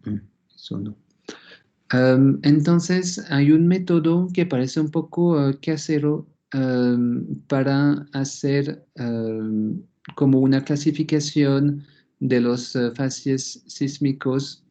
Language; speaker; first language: Spanish; non-native, fluent; French